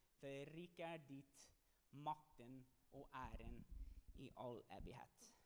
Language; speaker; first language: Norwegian; non-native, fluent; English